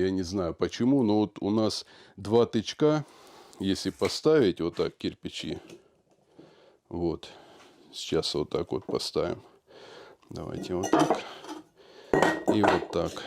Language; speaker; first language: Russian; native; Russian